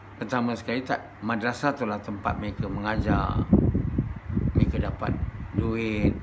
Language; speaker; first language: Malay; native; Malay